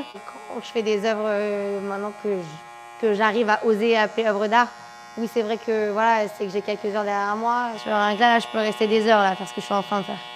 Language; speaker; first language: French; native; French